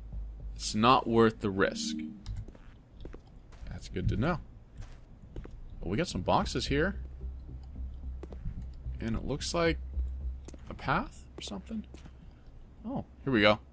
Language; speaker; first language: English; native; English